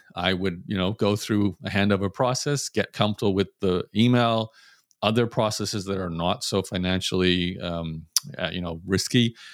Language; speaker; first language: English; native; English